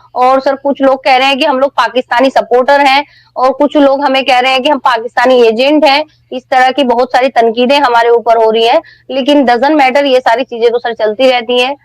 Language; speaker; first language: Hindi; native; Hindi